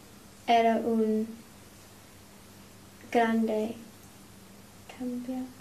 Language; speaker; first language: Spanish; non-native, learner; English